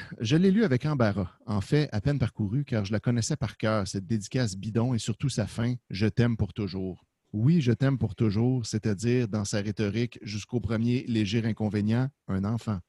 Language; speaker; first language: French; native; French